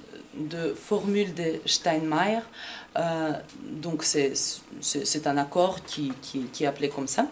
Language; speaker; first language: French; non-native, fluent; Ukrainian